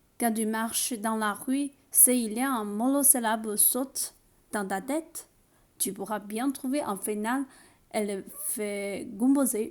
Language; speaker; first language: French; non-native, learner; Chinese